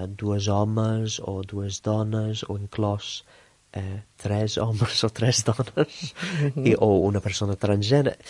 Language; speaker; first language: Catalan; non-native, fluent; English